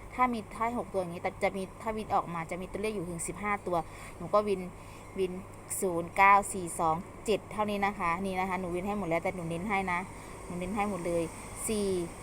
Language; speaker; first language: Thai; native; Thai